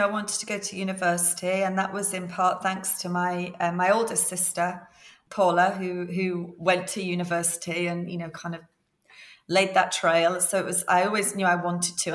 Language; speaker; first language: English; native; English